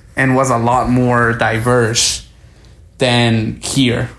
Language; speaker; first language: English; early bilingual, other home language; Spanish